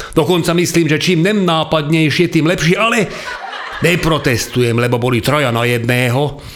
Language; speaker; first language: Slovak; non-native, local second language; Hungarian